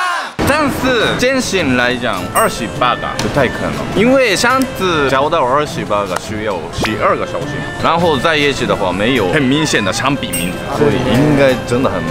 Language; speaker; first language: Chinese; non-native, fluent; Japanese